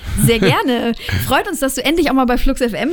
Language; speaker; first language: German; native; German